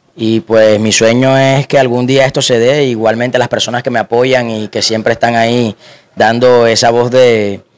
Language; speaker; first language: Spanish; native; Spanish